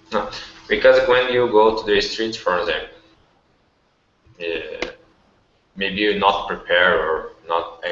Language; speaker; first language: English; non-native, learner; Portuguese